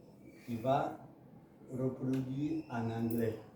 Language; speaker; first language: French; non-native, local second language; Mandingo